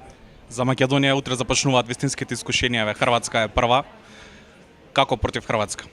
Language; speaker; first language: Macedonian; native; Macedonian